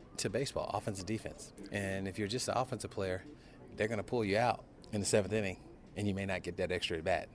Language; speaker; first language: English; native; English